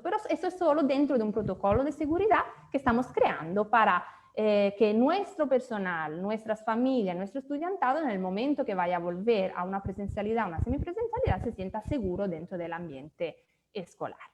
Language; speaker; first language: Spanish; native; Spanish